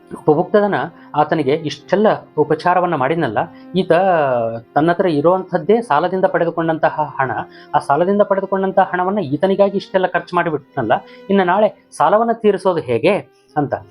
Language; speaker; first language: Kannada; native; Kannada